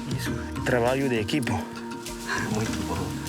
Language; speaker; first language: Portuguese; non-native, learner; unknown